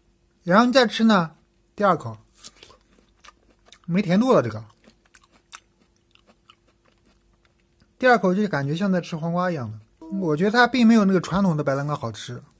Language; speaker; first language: Chinese; native; Chinese